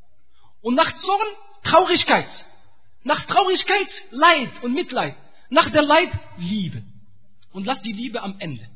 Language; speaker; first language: German; non-native, fluent; Arabic